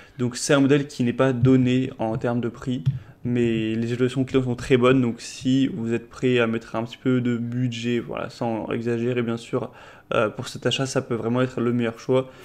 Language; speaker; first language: French; native; French